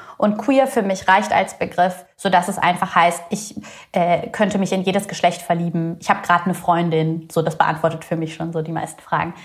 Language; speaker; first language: German; early bilingual, other home language; Bulgarian